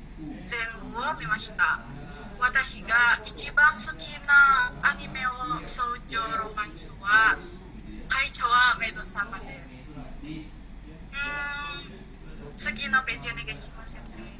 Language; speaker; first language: Japanese; non-native, learner; Indonesian